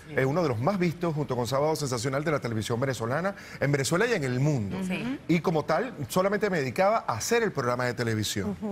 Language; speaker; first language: Spanish; native; Spanish